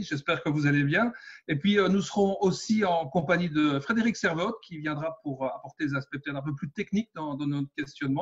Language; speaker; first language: French; native; French